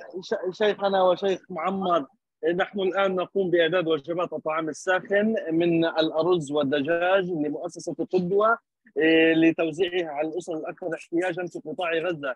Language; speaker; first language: Arabic; native; Arabic